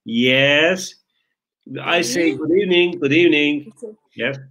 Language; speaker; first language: English; non-native, fluent; Turkish